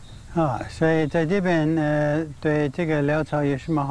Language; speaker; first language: Chinese; non-native, fluent; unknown